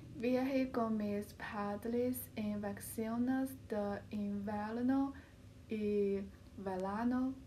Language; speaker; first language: Spanish; non-native, learner; Chinese